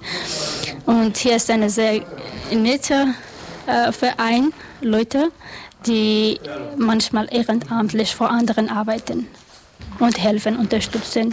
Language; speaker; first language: German; non-native, learner; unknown